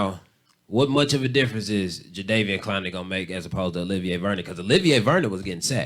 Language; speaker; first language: English; native; English